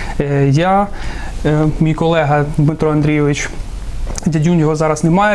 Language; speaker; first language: Ukrainian; non-native, local second language; Russian